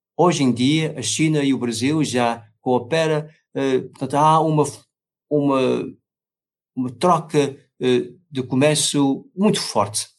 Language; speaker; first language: Portuguese; non-native, fluent; Chinese